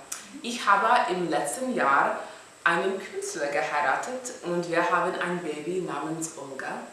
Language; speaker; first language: German; non-native, learner; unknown